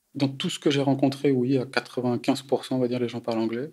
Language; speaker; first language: French; native; French